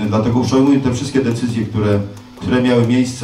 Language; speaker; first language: Polish; native; Polish